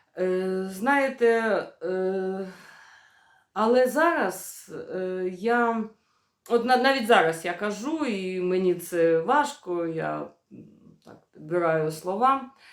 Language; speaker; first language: Ukrainian; non-native, local second language; Russian